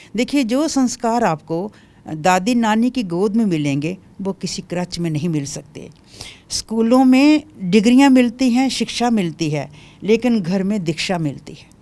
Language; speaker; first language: Hindi; non-native, local second language; Dogri